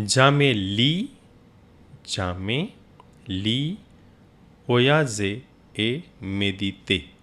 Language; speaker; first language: French; non-native, fluent; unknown